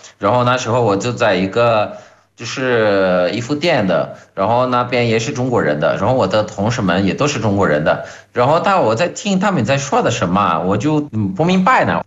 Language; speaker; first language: Chinese; non-native, fluent; Portuguese